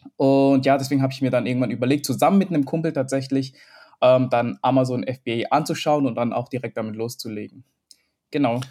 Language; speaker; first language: German; early bilingual, other home language; Vietnamese